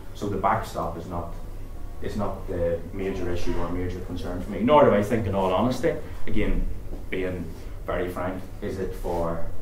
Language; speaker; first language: English; native; English